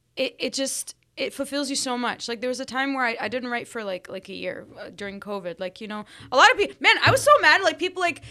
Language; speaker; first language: English; early bilingual, other home language; Arabic